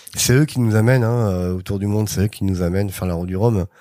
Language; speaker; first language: French; native; French